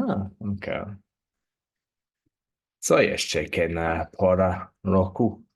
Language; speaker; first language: Polish; non-native, learner; English